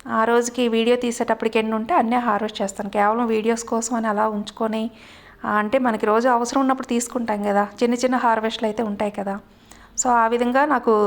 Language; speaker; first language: Telugu; native; Telugu